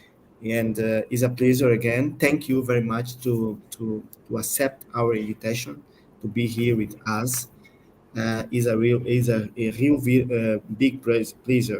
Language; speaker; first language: English; non-native, learner; Portuguese